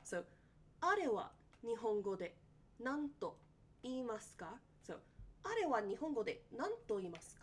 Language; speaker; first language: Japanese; non-native, fluent; English